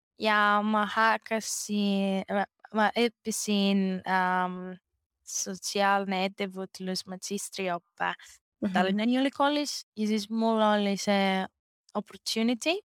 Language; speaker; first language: Estonian; non-native, learner; Greek